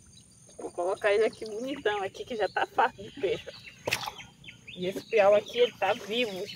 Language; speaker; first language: Portuguese; native; Portuguese